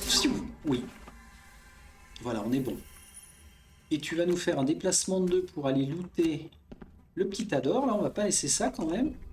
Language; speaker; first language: French; native; French